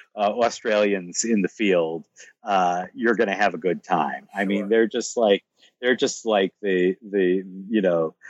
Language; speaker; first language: English; native; English